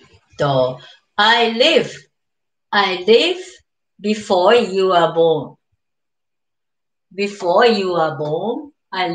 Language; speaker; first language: English; non-native, learner; Japanese